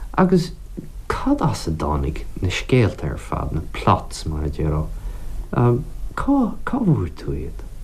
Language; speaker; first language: Irish; native; Irish